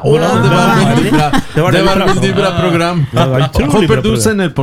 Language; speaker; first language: Norwegian; non-native, learner; Spanish